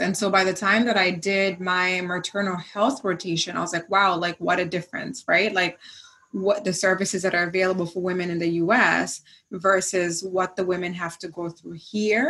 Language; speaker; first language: English; non-native, local second language; Swahili